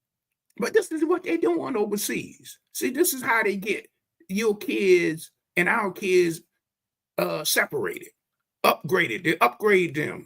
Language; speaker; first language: English; native; English